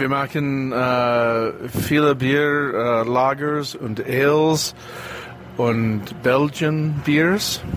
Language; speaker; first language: German; non-native, learner; English